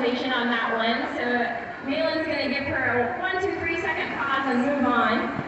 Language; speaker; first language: English; native; English